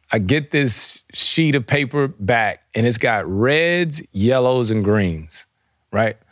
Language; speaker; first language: English; native; English